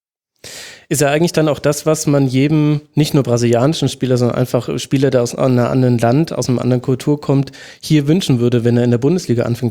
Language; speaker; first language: German; native; German